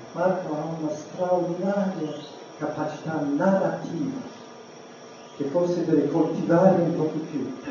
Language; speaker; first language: Italian; non-native, fluent; English